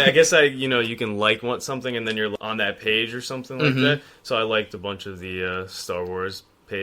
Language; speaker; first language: English; native; English